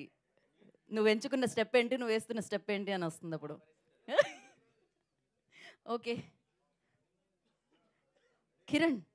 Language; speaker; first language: Telugu; native; Telugu